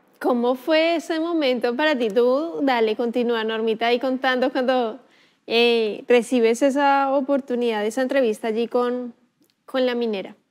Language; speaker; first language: Spanish; native; Spanish